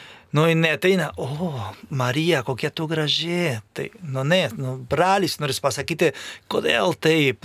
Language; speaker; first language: Lithuanian; non-native, fluent; Spanish